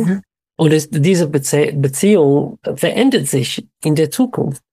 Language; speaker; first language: German; non-native, fluent; English